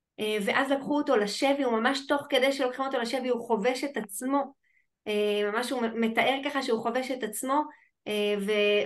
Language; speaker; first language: Hebrew; native; Hebrew